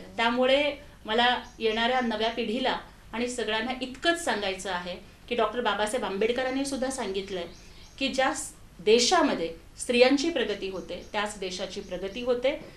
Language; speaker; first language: Marathi; non-native, local second language; Telugu